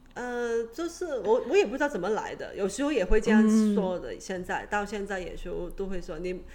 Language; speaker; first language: Chinese; non-native, local second language; Cantonese